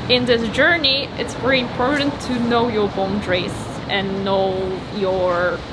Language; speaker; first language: English; non-native, fluent; Polish